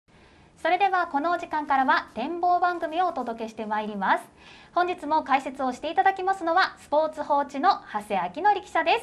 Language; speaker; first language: Japanese; native; Japanese